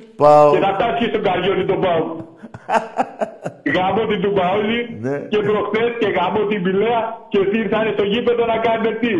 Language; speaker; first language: Greek; native; Greek